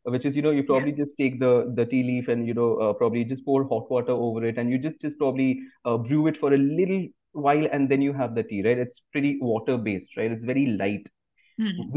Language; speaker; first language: English; non-native, local second language; Bangla